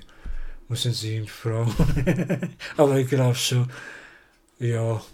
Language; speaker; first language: German; non-native, learner; Persian